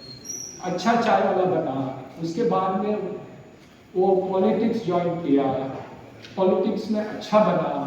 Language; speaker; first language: Hindi; non-native, local second language; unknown